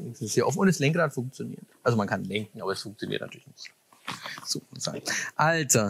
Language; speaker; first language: German; native; German